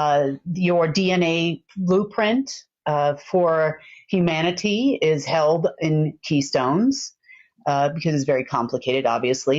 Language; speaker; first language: English; native; English